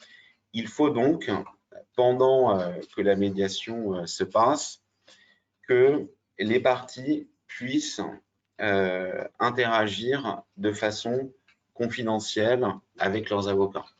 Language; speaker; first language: French; native; French